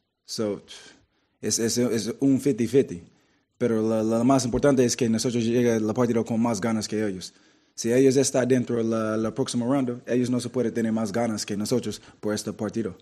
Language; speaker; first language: Spanish; non-native, learner; English